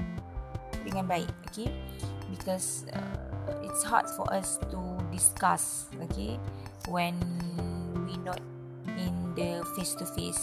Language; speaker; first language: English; non-native, learner; Malay